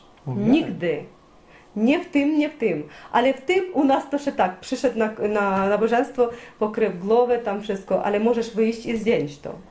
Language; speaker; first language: Polish; non-native, learner; Ukrainian